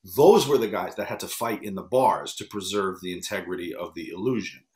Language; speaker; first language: English; native; English